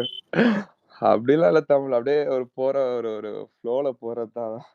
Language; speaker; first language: Tamil; native; Tamil